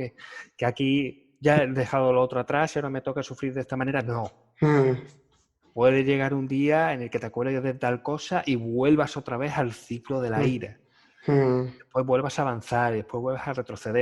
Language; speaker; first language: Spanish; native; Spanish